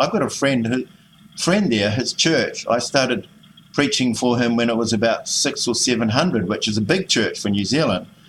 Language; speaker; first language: English; native; English